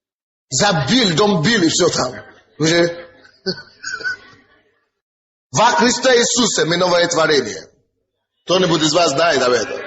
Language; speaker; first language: Russian; non-native, fluent; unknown